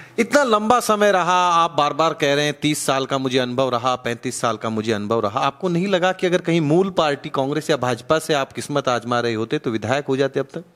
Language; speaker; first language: Hindi; native; Hindi